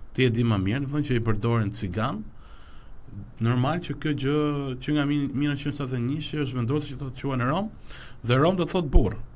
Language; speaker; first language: Albanian; non-native, local second language; Romany